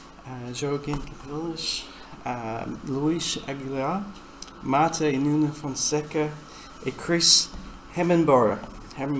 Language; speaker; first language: Portuguese; non-native, fluent; English